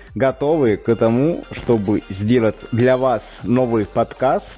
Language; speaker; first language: Russian; non-native, fluent; Italian